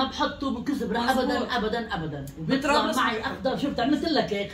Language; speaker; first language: Arabic; native; Arabic